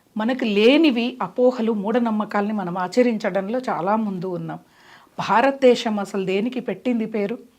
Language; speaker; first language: Telugu; native; Telugu